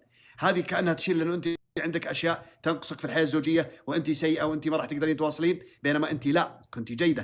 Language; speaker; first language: Arabic; native; Arabic